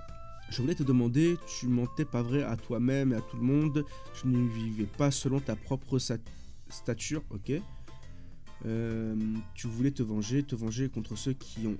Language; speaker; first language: French; native; French